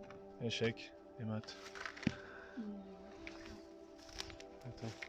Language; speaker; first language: French; native; French